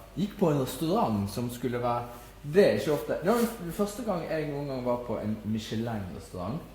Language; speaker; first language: Norwegian; native; Norwegian